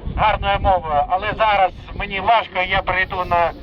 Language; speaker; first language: Ukrainian; non-native, local second language; Russian